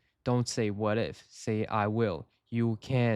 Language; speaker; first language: English; native; English